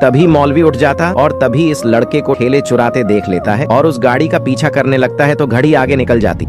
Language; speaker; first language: Hindi; native; Hindi